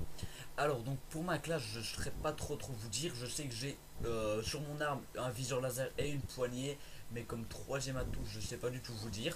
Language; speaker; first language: French; native; French